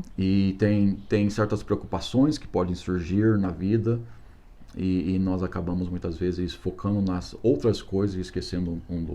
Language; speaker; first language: Portuguese; non-native, fluent; English